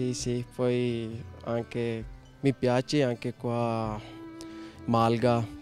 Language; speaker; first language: Italian; non-native, learner; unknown